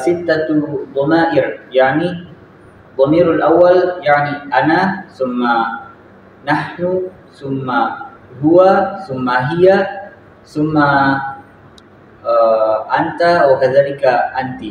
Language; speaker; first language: Arabic; non-native, learner; Indonesian